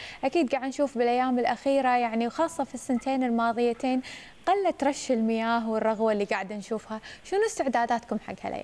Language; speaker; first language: Arabic; native; Arabic